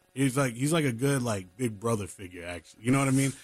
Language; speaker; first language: English; native; English